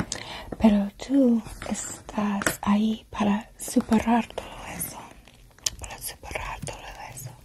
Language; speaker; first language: Spanish; non-native, learner; English